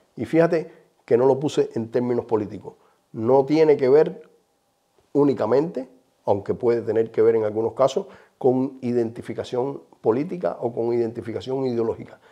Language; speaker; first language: Spanish; native; Spanish